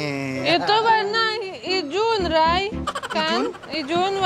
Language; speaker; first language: Indonesian; non-native, learner; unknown